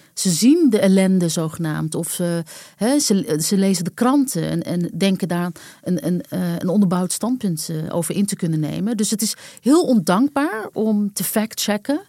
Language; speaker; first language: Dutch; early bilingual, other home language; Arabic